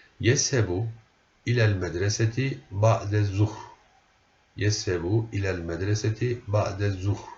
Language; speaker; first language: Arabic; non-native, fluent; Turkish